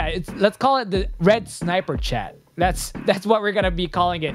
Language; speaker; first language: English; early bilingual, other home language; Japanese